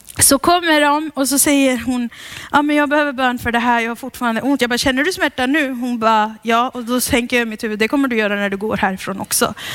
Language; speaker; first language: Swedish; early bilingual, heritage; Swedish